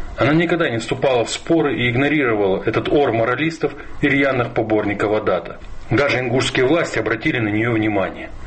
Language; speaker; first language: Russian; non-native, local second language; Ingush